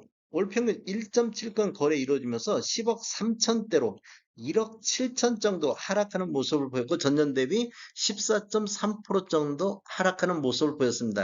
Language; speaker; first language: Korean; native; Korean